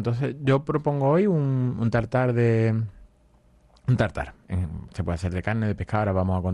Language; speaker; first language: Spanish; native; Spanish